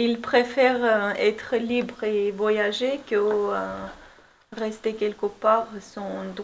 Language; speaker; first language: French; non-native, learner; Armenian